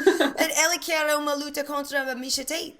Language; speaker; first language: Portuguese; non-native, learner; English